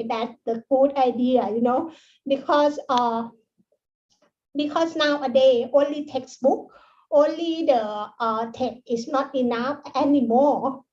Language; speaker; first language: English; non-native, learner; Thai